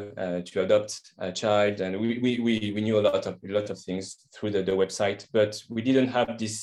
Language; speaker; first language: English; non-native, fluent; French